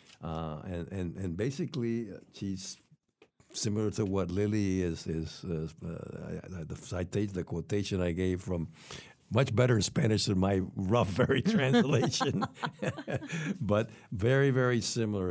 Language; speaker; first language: English; native; English